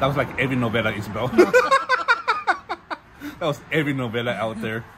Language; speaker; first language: English; early bilingual, other home language; Spanish